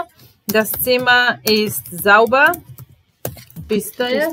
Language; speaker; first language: German; non-native, fluent; Serbian